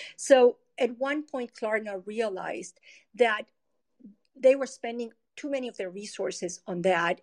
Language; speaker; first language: English; non-native, fluent; Spanish